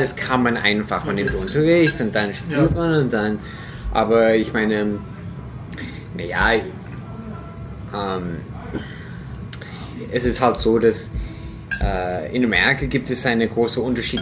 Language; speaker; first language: German; non-native, fluent; English